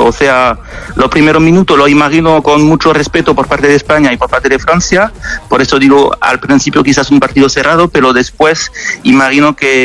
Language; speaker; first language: Spanish; non-native, fluent; French